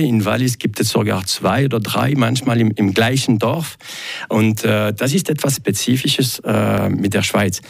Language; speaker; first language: German; non-native, local second language; French